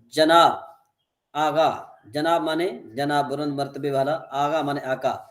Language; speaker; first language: Urdu; non-native, local second language; Sindhi